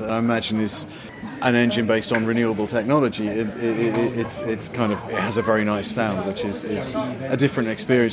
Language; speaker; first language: English; native; English